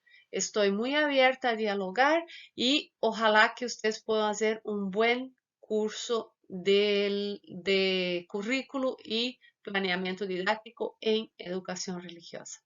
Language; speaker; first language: Spanish; non-native, fluent; Portuguese